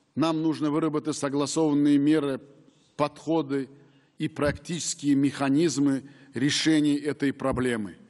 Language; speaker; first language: Russian; non-native, local second language; Uzbek